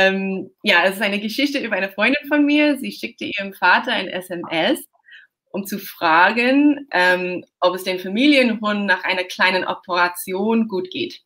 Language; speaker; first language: German; non-native, fluent; English